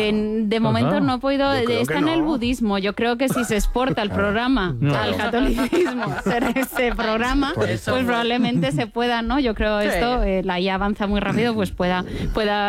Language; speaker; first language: Spanish; native; Spanish